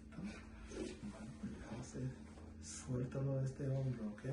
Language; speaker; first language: Spanish; non-native, learner; English